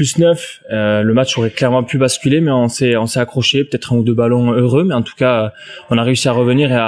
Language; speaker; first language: French; native; French